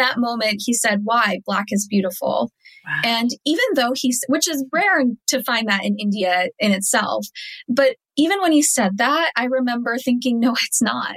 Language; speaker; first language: English; early bilingual, other home language; Telugu